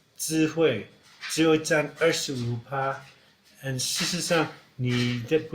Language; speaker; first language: Chinese; non-native, fluent; English